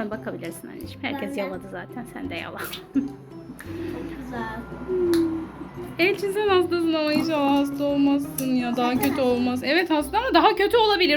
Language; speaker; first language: Turkish; native; Turkish